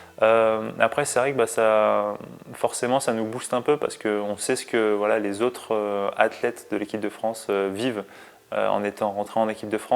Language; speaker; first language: French; native; French